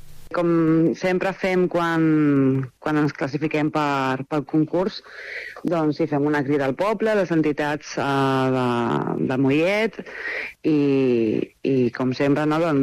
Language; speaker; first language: Catalan; native; Catalan